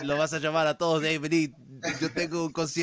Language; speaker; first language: Spanish; early bilingual, heritage; Spanish